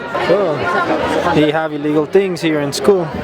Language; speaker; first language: English; non-native, learner; Spanish